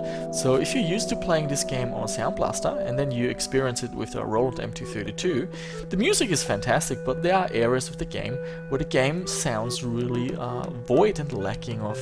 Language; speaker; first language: English; native; English